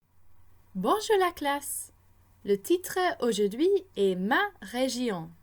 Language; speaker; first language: French; non-native, fluent; English